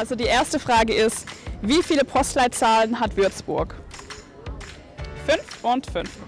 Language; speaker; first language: German; native; German